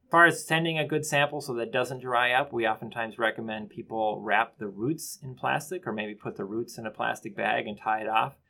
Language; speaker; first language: English; native; English